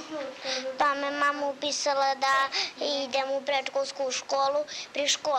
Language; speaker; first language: Serbian; native; Serbian